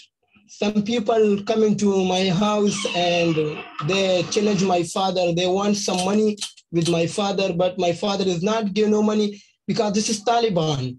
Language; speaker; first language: English; non-native, learner; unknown